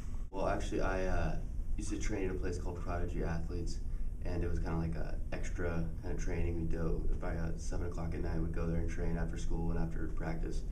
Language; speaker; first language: English; native; English